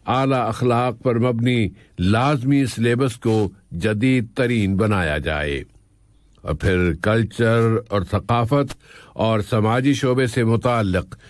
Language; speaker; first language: Urdu; native; Urdu